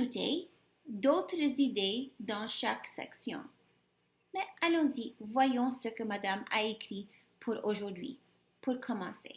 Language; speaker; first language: French; non-native, fluent; English